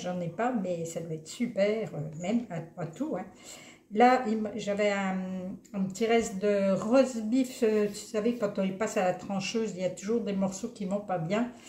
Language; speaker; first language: French; native; French